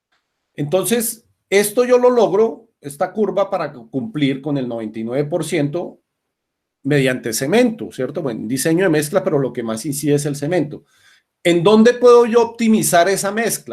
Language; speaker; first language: Spanish; native; Spanish